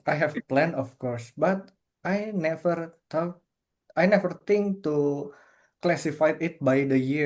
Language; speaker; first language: English; non-native, fluent; Indonesian